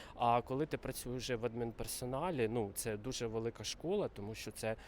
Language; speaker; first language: Ukrainian; native; Ukrainian